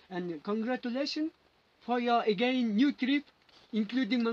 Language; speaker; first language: English; non-native, learner; Mongolian